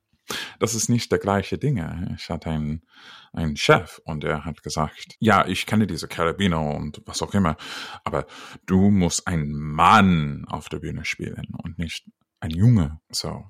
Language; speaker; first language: German; non-native, fluent; English